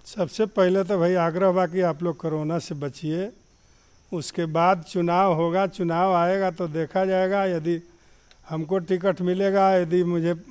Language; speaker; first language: Hindi; non-native, local second language; Bhojpuri